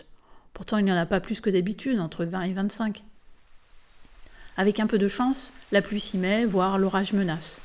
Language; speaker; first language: French; native; French